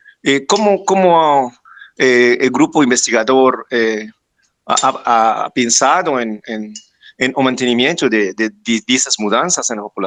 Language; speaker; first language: Portuguese; non-native, fluent; Spanish